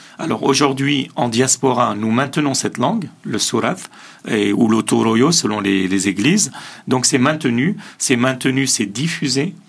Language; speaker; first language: French; early bilingual, other home language; Assyrian Neo-Aramaic